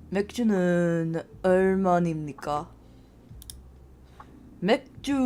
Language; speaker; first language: Korean; non-native, learner; English